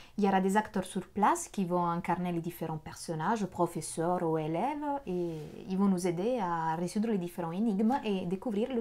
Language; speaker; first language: French; native; French